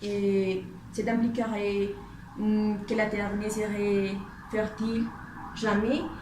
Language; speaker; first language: French; non-native, learner; Spanish